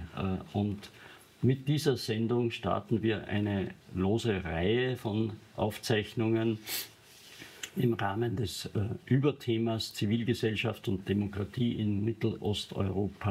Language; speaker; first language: German; native; German